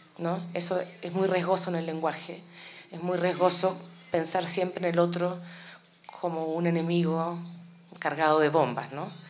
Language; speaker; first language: Spanish; native; Spanish